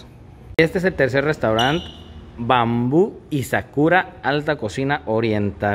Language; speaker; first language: Spanish; native; Spanish